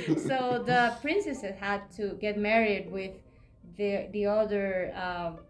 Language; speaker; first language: English; non-native, fluent; Spanish